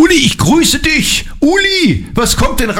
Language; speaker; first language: German; native; German